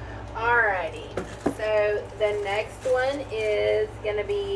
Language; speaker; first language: English; native; English